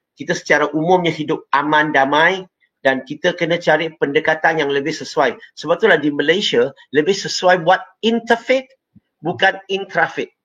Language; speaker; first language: Malay; non-native, local second language; Chinese